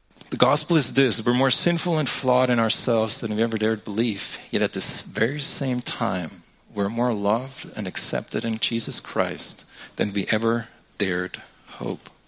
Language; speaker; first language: English; non-native, fluent; German